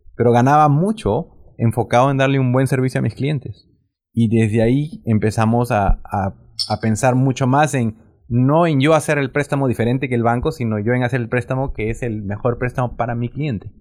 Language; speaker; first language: Spanish; native; Spanish